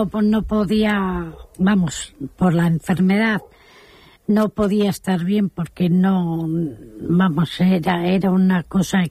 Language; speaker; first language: Spanish; native; Spanish